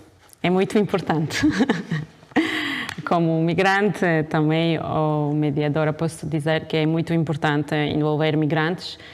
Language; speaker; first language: Portuguese; non-native, fluent; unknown